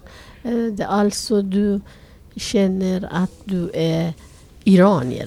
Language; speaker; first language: Swedish; non-native, fluent; Persian